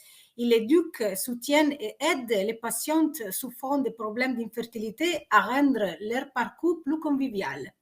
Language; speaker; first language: French; non-native, fluent; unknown